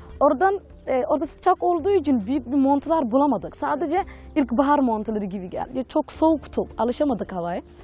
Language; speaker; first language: Turkish; non-native, fluent; Somali